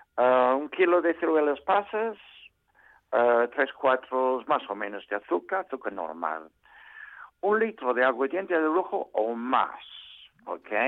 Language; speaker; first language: Spanish; non-native, fluent; English